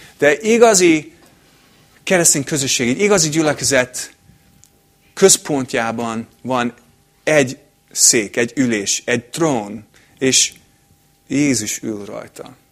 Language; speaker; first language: Hungarian; non-native, fluent; English